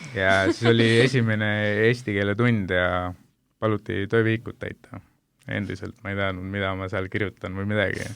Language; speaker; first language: Estonian; early bilingual, other home language; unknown